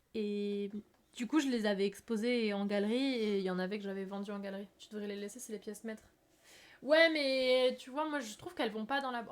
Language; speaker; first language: French; native; French